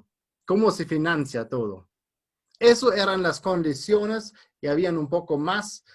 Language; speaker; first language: Spanish; non-native, fluent; German